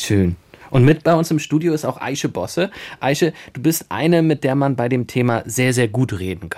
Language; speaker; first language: German; native; German